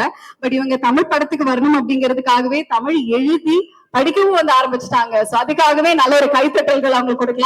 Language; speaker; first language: Tamil; native; Tamil